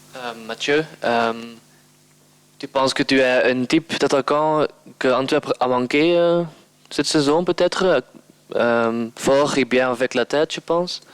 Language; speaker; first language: French; non-native, learner; Dutch